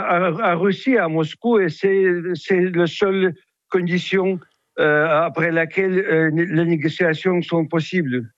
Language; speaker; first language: French; non-native, fluent; Russian